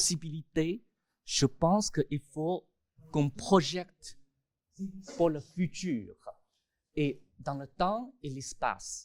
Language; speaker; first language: French; non-native, fluent; Chinese